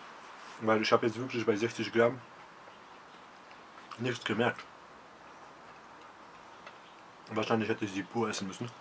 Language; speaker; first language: German; early bilingual, other home language; Polish